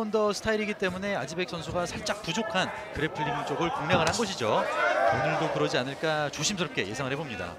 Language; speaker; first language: Korean; native; Korean